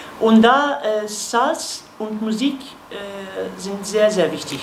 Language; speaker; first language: German; non-native, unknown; Kurdish